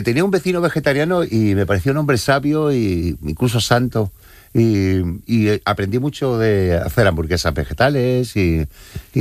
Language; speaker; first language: Spanish; native; Spanish